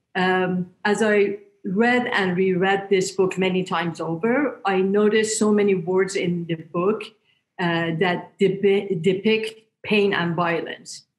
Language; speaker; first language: English; non-native, fluent; Persian